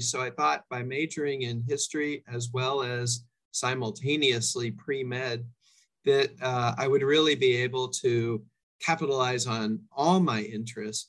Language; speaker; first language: English; native; English